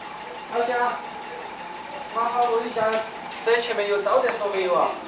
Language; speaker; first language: Chinese; native; Chinese